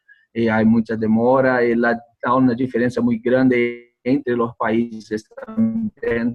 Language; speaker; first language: Spanish; non-native, learner; Portuguese